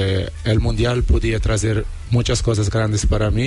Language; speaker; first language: Spanish; non-native, fluent; Portuguese